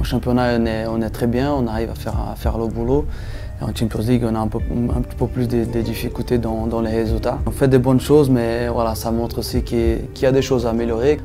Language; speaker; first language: French; non-native, fluent; Portuguese